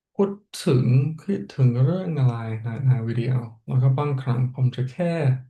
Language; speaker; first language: Thai; non-native, fluent; English